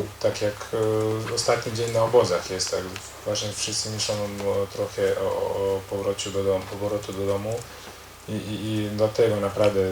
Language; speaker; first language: Polish; non-native, learner; Croatian